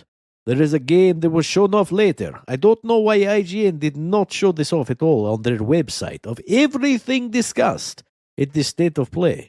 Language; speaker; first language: English; native; English